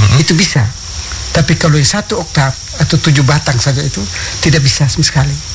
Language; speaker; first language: Indonesian; non-native, local second language; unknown